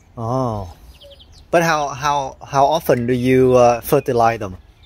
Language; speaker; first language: English; non-native, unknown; Vietnamese